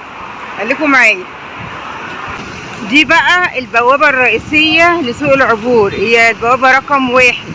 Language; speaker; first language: Arabic; native; Arabic